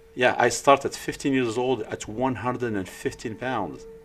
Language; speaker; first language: English; early bilingual, other home language; Arabic